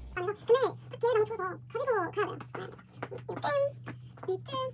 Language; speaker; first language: Korean; non-native, learner; Dutch